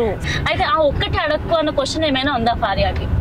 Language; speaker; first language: Telugu; native; Telugu